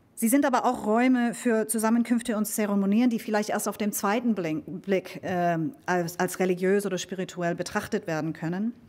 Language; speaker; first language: German; native; German